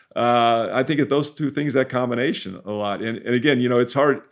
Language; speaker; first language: English; native; English